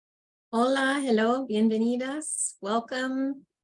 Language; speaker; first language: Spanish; non-native, fluent; English